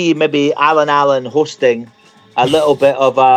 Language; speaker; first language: English; native; English